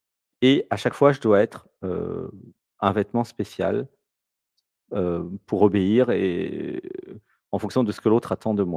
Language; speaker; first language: French; native; French